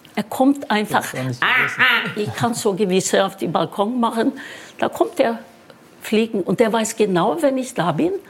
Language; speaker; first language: German; non-native, fluent; Norwegian